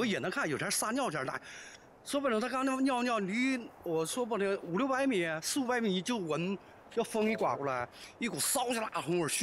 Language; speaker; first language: Chinese; native; Chinese